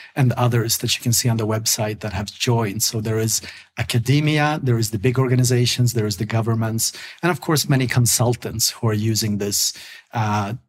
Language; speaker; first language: English; non-native, fluent; Swedish